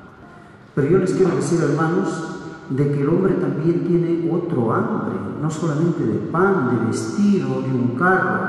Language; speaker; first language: Spanish; native; Spanish